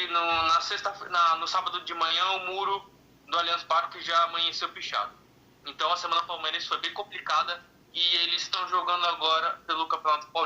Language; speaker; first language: Portuguese; native; Portuguese